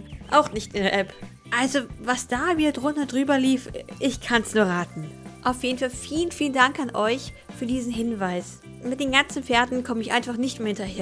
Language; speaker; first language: German; native; German